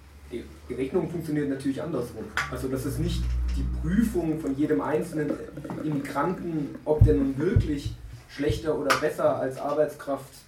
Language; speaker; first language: German; native; German